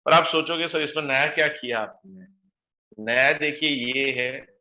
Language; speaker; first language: Hindi; non-native, local second language; Gujarati